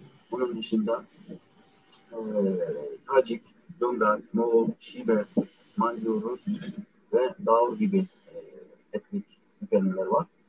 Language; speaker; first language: Turkish; non-native, fluent; Uyghur